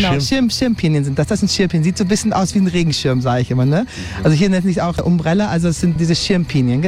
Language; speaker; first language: German; native; German